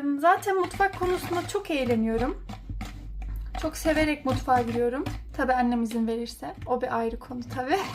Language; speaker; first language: Turkish; early bilingual, heritage; Turkish